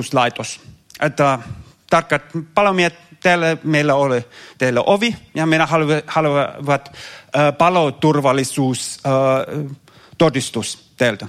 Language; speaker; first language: Finnish; non-native, fluent; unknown